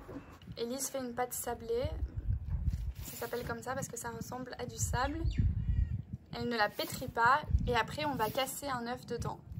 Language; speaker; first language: French; native; French